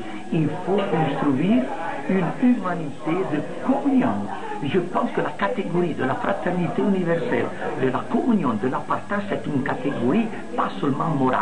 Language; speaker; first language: French; non-native, fluent; Italian